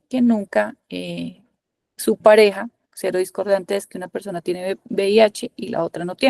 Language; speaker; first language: Spanish; native; Spanish